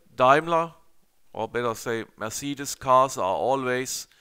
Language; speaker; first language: English; non-native, learner; German